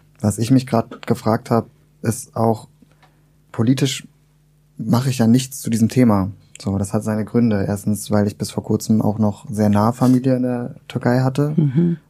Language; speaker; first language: German; early bilingual, other home language; Turkish